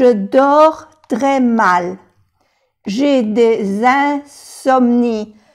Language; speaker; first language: French; non-native, fluent; Spanish